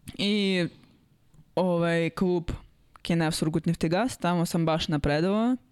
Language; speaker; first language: Serbian; non-native, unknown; Russian